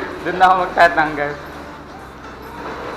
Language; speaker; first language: Filipino; native; Filipino